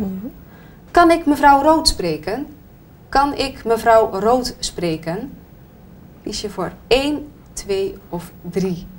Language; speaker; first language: Dutch; native; Dutch